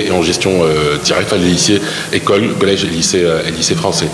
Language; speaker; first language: French; non-native, local second language; Arabic